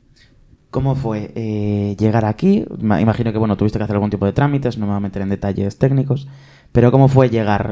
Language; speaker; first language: Spanish; native; Spanish